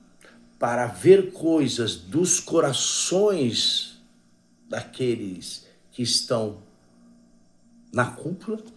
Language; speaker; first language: Portuguese; native; Portuguese